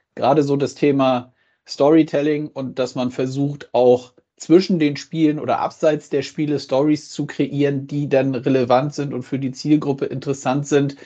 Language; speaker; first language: German; native; German